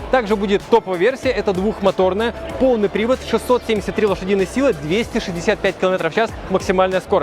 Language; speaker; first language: Russian; native; Russian